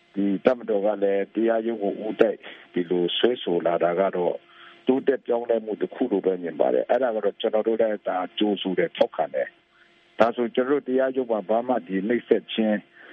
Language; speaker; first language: Burmese; non-native, local second language; Kachin